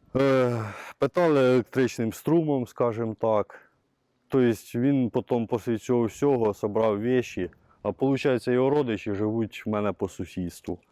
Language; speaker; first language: Ukrainian; native; Ukrainian